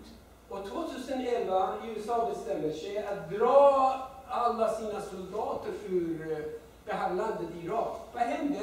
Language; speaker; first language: Swedish; non-native, fluent; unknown